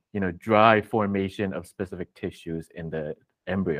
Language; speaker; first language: English; non-native, local second language; Cantonese